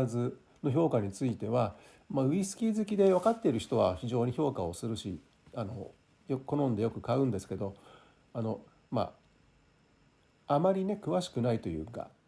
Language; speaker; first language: Japanese; native; Japanese